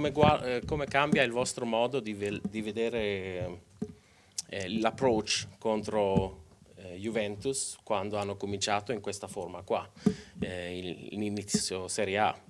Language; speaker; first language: Italian; non-native, local second language; Swedish